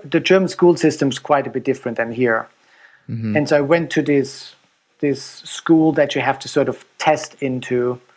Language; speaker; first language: English; non-native, fluent; German